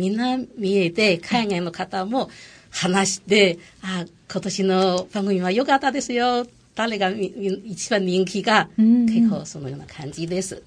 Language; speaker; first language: Japanese; non-native, local second language; Chinese